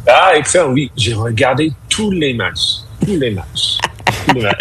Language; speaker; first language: French; non-native, fluent; English